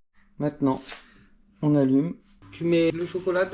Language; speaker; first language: French; native; French